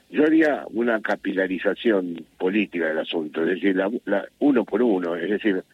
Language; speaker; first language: Spanish; native; Spanish